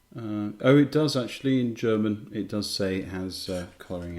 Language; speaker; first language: English; native; English